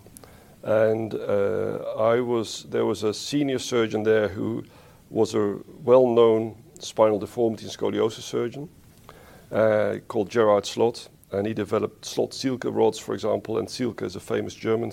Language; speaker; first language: English; native; English